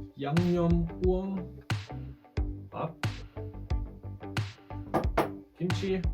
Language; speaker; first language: Korean; non-native, learner; German